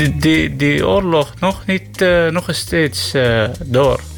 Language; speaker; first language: Dutch; non-native, learner; Arabic